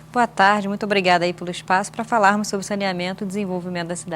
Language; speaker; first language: Portuguese; native; Portuguese